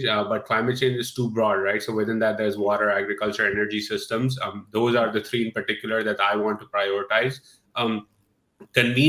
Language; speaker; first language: English; non-native, local second language; Urdu